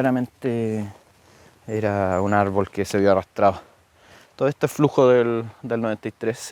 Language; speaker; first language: Spanish; native; Spanish